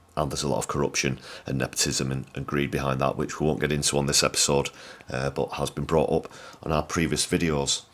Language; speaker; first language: English; native; English